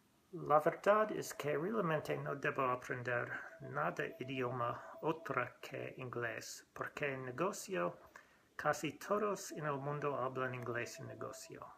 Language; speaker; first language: Spanish; non-native, learner; English